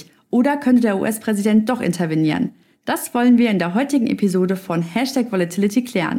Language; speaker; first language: German; native; German